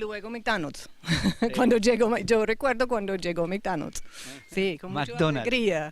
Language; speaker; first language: Spanish; non-native, fluent; English